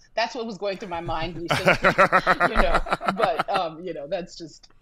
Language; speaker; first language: English; native; English